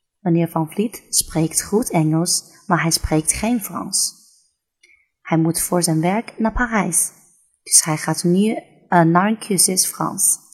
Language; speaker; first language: Dutch; non-native, learner; Chinese